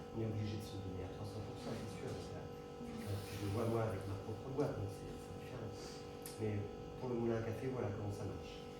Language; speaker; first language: French; native; French